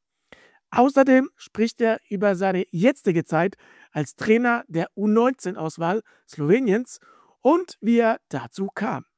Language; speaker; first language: German; native; German